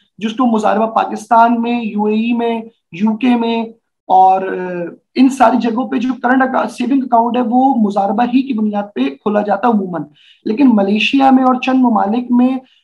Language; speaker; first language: Urdu; native; Urdu